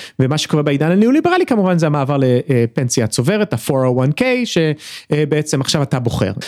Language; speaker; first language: Hebrew; early bilingual, other home language; English